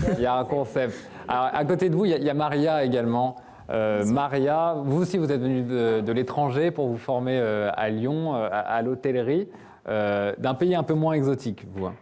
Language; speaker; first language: French; native; French